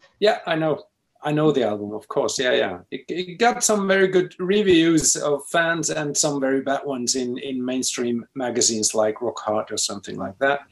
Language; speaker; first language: English; non-native, fluent; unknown